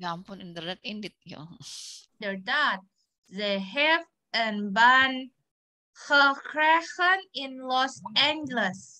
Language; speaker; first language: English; non-native, learner; Indonesian